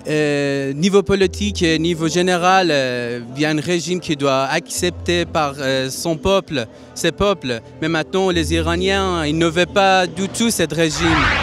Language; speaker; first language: French; non-native, learner; Persian